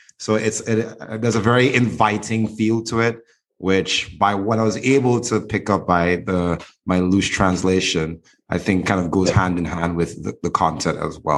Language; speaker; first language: English; native; English